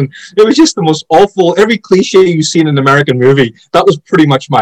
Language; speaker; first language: English; native; English